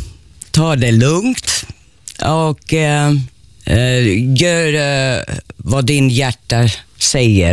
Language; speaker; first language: Swedish; non-native, local second language; Finnish